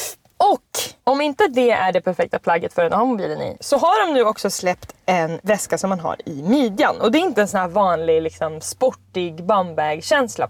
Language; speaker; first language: Swedish; native; Swedish